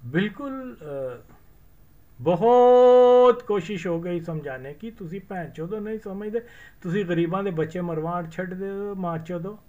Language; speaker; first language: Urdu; non-native, local second language; Punjabi